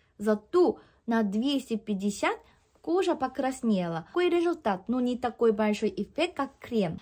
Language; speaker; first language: Russian; non-native, fluent; Korean